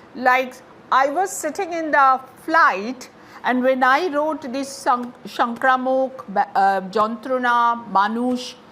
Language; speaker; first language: English; non-native, local second language; Bangla